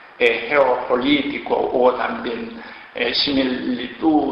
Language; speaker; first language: Spanish; non-native, learner; Korean